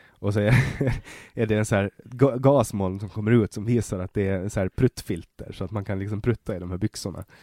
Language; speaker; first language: Swedish; native; Swedish